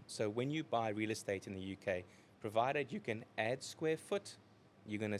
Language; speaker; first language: English; native; English